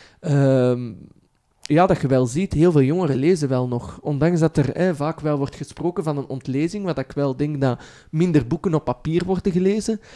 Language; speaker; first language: Dutch; early bilingual, other home language; Arabic